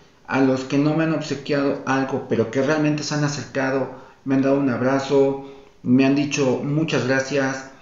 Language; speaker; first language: Spanish; native; Spanish